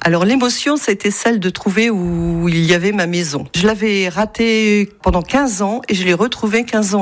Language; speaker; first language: French; native; French